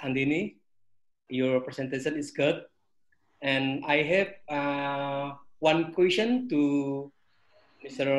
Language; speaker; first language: English; non-native, learner; Indonesian